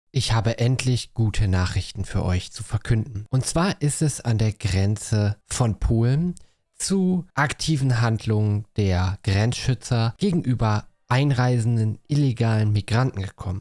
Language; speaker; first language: German; native; German